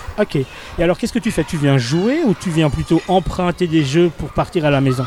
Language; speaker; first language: French; native; French